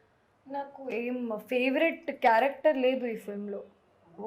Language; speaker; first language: Telugu; non-native, fluent; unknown